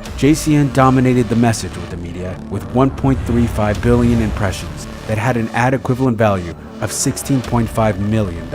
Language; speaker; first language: English; native; English